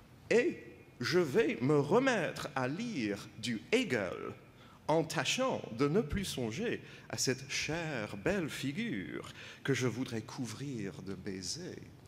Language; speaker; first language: French; non-native, fluent; English